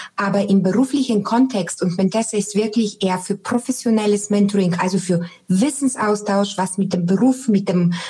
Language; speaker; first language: German; non-native, fluent; Bulgarian